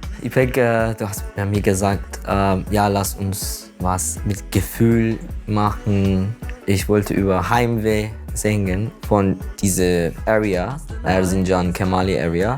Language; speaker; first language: German; non-native, learner; Turkish